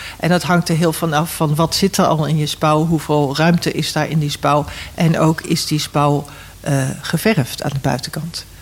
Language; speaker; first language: Dutch; native; Dutch